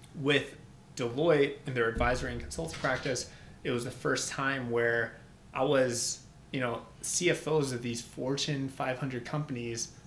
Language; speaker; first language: English; early bilingual, other home language; Albanian